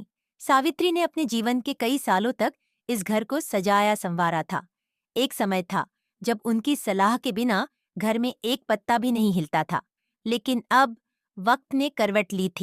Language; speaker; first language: Hindi; native; Hindi